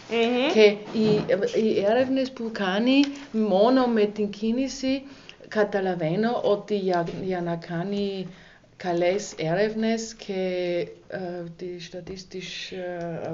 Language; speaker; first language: Greek; non-native, learner; German